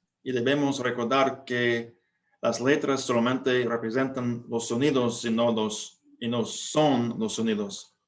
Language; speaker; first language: Spanish; non-native, fluent; English